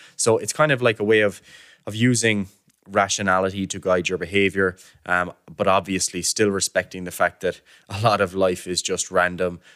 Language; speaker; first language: English; native; English